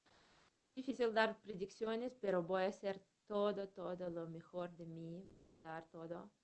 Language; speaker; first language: Spanish; non-native, fluent; Russian